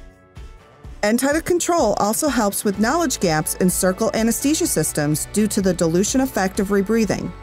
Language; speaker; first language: English; native; English